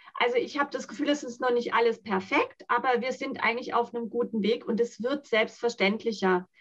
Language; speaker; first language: German; non-native, local second language; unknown